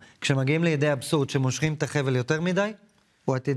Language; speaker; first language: Hebrew; native; Hebrew